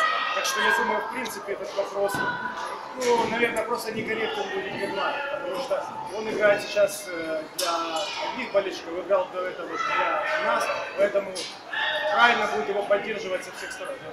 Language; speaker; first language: Russian; native; Russian